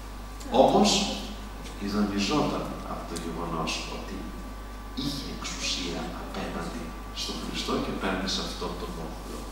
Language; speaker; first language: Greek; native; Greek